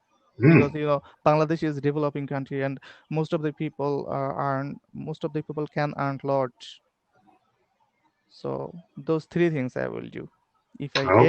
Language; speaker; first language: English; non-native, learner; Bangla